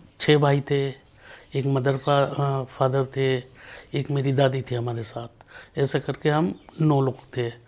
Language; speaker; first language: Hindi; native; Hindi